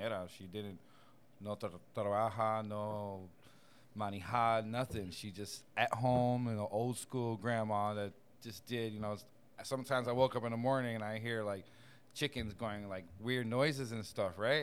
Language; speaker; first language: English; native; English